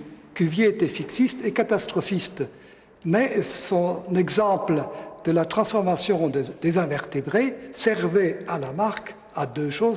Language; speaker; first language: French; native; French